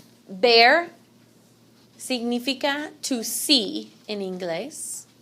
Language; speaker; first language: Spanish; non-native, fluent; English